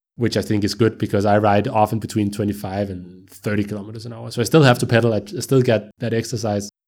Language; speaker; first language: English; non-native, fluent; Danish